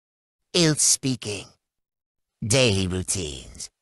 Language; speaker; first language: English; non-native, learner; Vietnamese